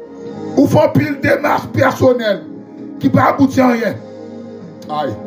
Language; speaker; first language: French; non-native, local second language; Haitian Creole